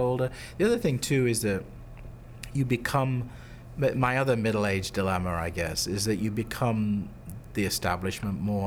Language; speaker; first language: English; native; English